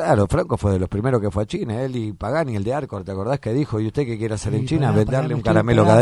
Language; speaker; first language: Spanish; native; Spanish